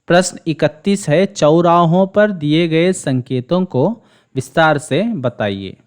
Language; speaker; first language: Hindi; non-native, local second language; Kannada